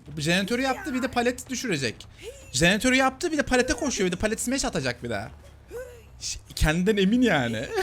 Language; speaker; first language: Turkish; native; Turkish